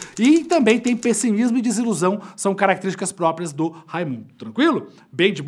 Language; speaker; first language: Portuguese; native; Portuguese